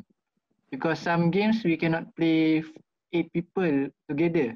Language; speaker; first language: English; non-native, local second language; Malay